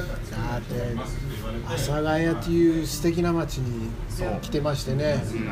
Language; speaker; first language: Japanese; non-native, fluent; English